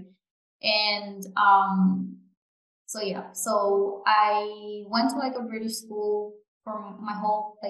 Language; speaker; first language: English; non-native, fluent; Japanese